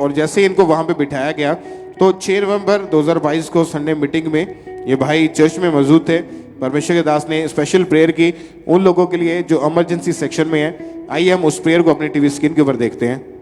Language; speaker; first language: Hindi; native; Hindi